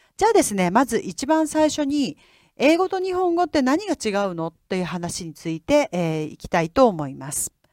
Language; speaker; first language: Japanese; native; Japanese